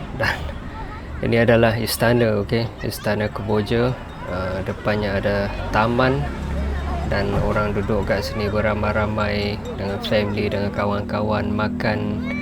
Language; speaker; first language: Malay; non-native, fluent; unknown